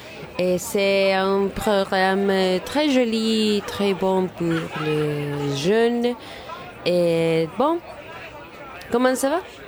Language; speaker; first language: French; non-native, learner; Spanish